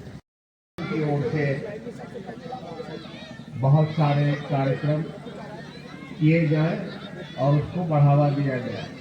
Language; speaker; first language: Hindi; native; Hindi